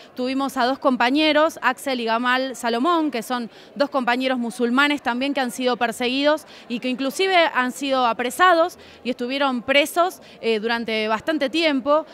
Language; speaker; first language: Spanish; native; Spanish